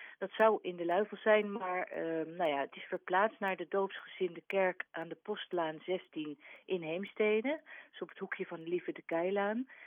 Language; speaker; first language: Dutch; native; Dutch